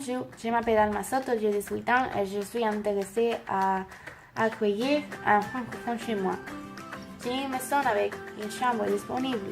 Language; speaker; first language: French; non-native, learner; Spanish